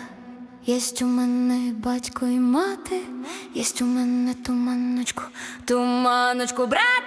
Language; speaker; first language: Ukrainian; native; Ukrainian